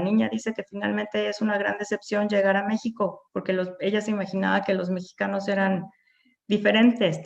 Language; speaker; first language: Spanish; native; Spanish